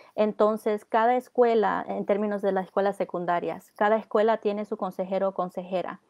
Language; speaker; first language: Spanish; early bilingual, heritage; Spanish